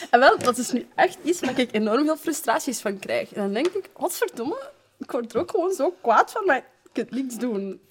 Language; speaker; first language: Dutch; early bilingual, other home language; Arabic